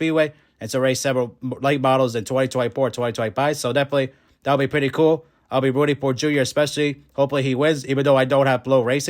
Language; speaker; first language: English; native; English